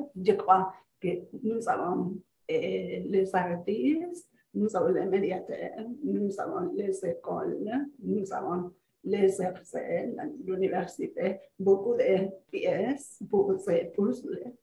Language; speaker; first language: French; non-native, fluent; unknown